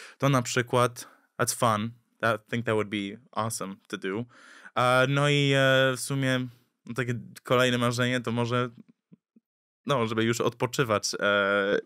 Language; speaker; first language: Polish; early bilingual, heritage; English